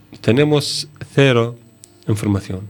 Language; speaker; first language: Spanish; non-native, learner; Arabic